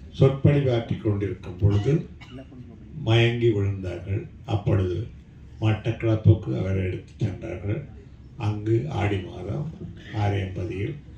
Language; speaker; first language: Tamil; native; Tamil